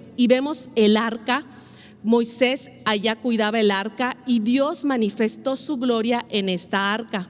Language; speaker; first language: Spanish; native; Spanish